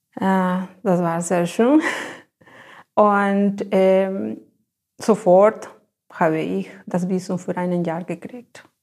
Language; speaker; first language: German; non-native, fluent; Spanish